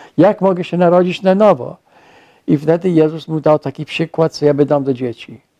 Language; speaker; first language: Polish; non-native, fluent; English